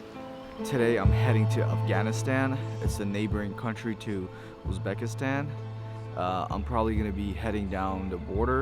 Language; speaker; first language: English; early bilingual, heritage; English